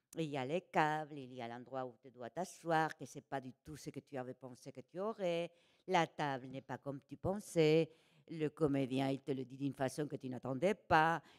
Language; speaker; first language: French; non-native, fluent; Spanish